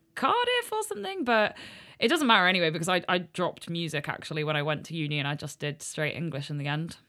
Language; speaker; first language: English; native; English